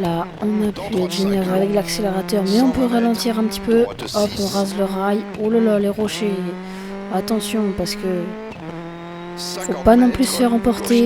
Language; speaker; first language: French; native; French